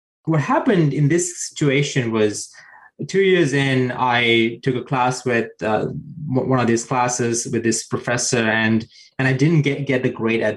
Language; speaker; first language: English; non-native, local second language; Sinhala